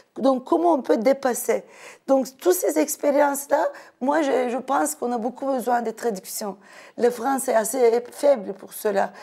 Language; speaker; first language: French; non-native, fluent; Turkish